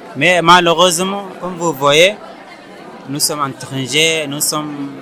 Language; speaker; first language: French; non-native, learner; Arabic